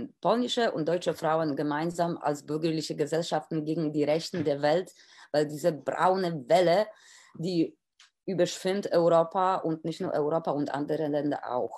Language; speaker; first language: German; non-native, fluent; Polish